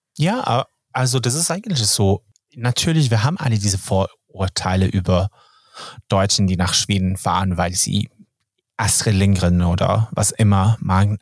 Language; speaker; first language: German; non-native, fluent; Swedish